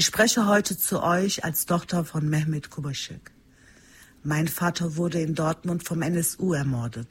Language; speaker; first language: German; early bilingual, other home language; Turkish